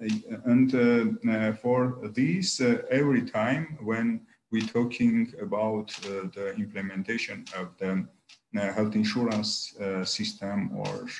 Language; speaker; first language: English; non-native, learner; Armenian